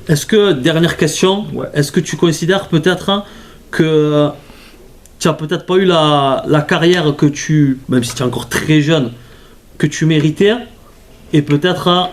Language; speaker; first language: French; native; French